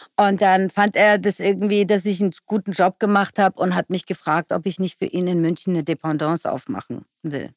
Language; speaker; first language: German; early bilingual, other home language; Persian